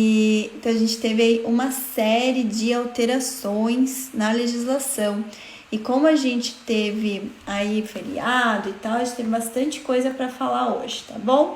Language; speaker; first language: Portuguese; native; Portuguese